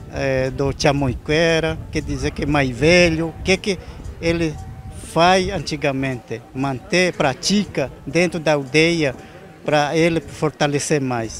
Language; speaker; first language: Portuguese; non-native, local second language; Guarani